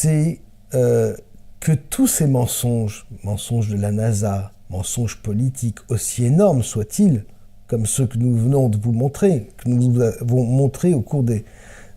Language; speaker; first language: French; native; French